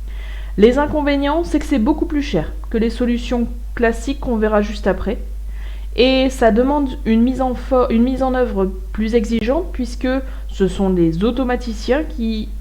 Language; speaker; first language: French; native; French